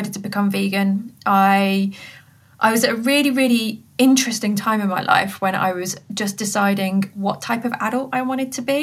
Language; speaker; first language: English; native; English